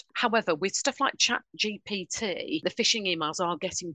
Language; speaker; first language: English; native; English